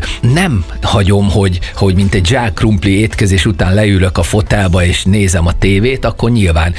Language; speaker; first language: Hungarian; native; Hungarian